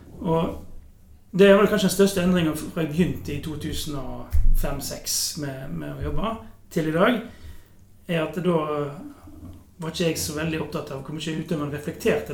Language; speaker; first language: Norwegian; native; Norwegian